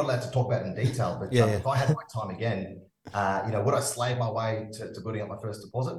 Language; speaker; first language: English; native; English